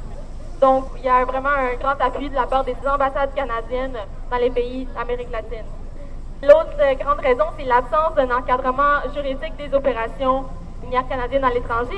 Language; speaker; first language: French; native; French